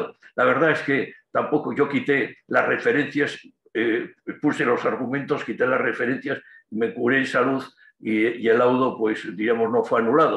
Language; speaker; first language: Spanish; native; Spanish